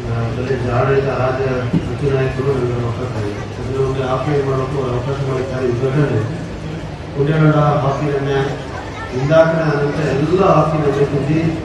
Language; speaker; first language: Kannada; non-native, local second language; Kodava